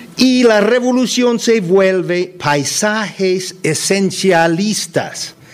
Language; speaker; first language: Spanish; non-native, fluent; English